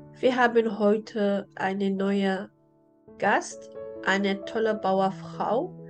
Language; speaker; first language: German; non-native, learner; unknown